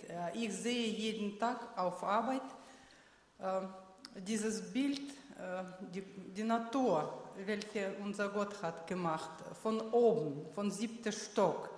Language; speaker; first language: German; non-native, learner; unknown